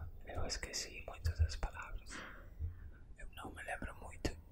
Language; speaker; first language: Portuguese; non-native, learner; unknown